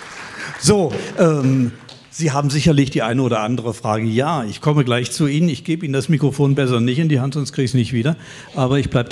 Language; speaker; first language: German; native; German